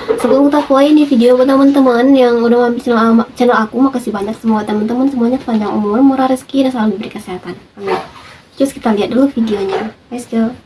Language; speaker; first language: Indonesian; native; Indonesian